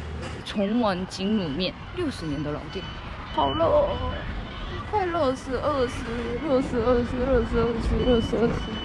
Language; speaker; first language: Chinese; non-native, fluent; Korean